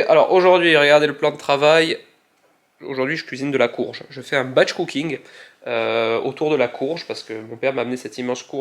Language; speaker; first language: French; native; French